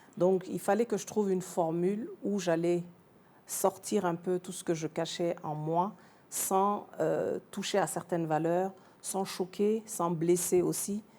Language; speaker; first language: French; early bilingual, other home language; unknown